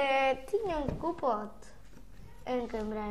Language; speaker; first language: Welsh; non-native, local second language; Spanish